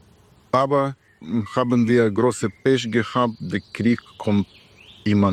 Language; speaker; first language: German; non-native, learner; Russian